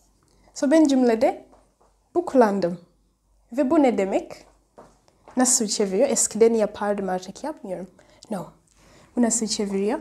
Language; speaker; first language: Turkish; non-native, learner; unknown